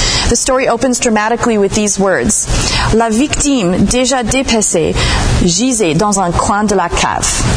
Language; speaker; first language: French; non-native, fluent; English